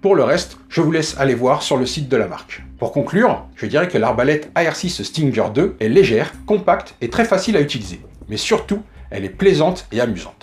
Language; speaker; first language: French; native; French